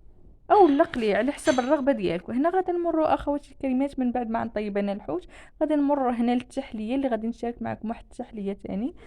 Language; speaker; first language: Arabic; native; Arabic